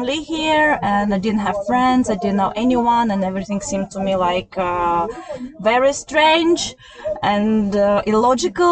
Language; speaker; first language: English; non-native, fluent; Russian